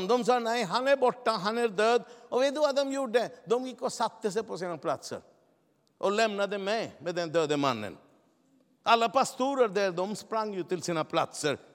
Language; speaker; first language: Swedish; non-native, fluent; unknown